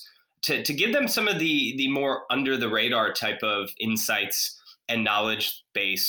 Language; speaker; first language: English; native; English